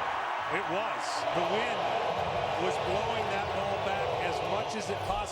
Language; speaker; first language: English; native; English